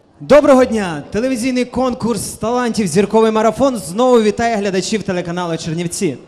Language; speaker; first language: Ukrainian; native; Ukrainian